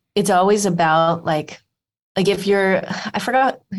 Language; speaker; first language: English; native; English